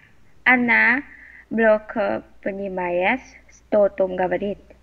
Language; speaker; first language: Russian; non-native, learner; Vietnamese